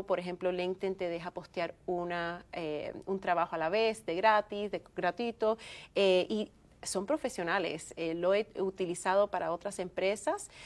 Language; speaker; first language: Spanish; early bilingual, heritage; Spanish